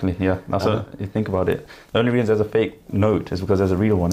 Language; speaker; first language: English; early bilingual, other home language; Punjabi